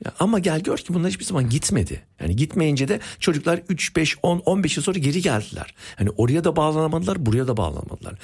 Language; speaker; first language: Turkish; early bilingual, heritage; Turkish